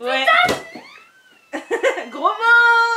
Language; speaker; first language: French; native; French